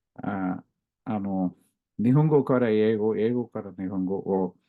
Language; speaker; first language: Japanese; non-native, learner; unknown